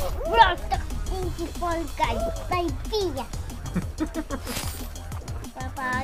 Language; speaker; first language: Italian; early bilingual, heritage; Italian